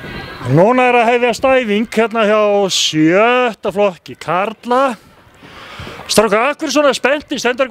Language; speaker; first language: Icelandic; native; Icelandic